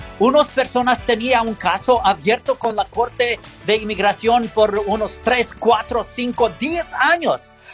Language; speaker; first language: Spanish; non-native, learner; English